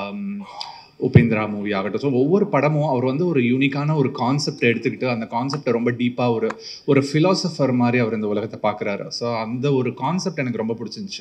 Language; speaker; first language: Tamil; native; Tamil